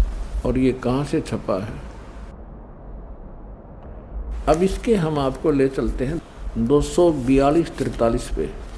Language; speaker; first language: Hindi; native; Hindi